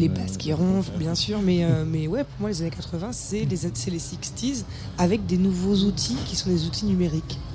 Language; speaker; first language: French; native; French